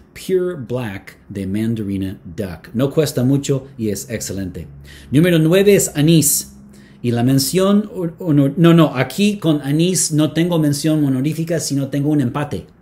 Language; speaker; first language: Spanish; non-native, fluent; English